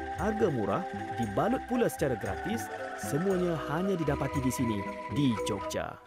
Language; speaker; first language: Malay; native; Malay